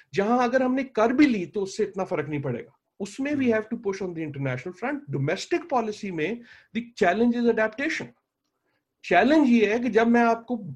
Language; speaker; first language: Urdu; native; Urdu